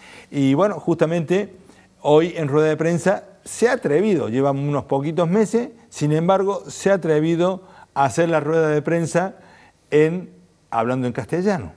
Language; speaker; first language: Spanish; native; Spanish